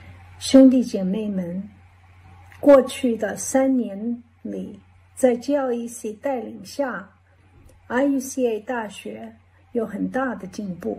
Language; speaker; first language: Chinese; early bilingual, heritage; English